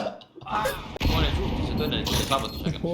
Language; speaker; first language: Estonian; native; Estonian